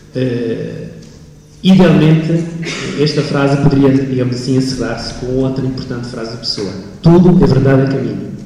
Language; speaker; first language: Portuguese; non-native, fluent; Italian